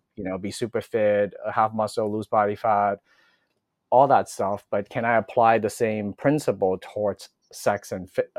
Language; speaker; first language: English; early bilingual, other home language; Cantonese